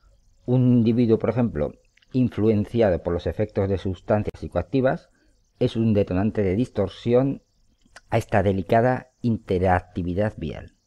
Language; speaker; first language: Spanish; native; Spanish